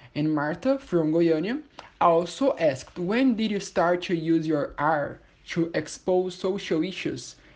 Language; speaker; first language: English; non-native, fluent; Portuguese